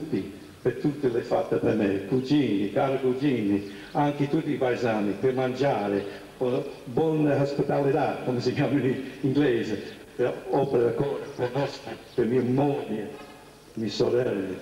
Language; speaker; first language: Italian; early bilingual, heritage; English